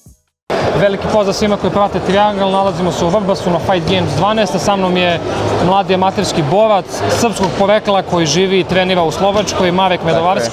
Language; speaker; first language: Serbian; native; Serbian